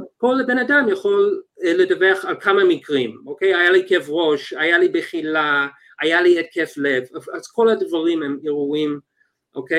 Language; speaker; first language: Hebrew; non-native, fluent; English